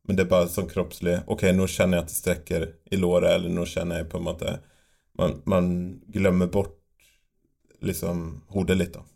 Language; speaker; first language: Norwegian; native; Norwegian